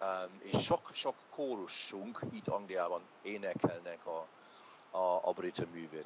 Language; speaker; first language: Hungarian; non-native, learner; English